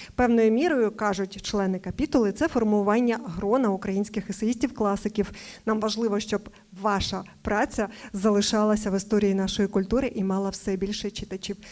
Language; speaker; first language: Ukrainian; native; Ukrainian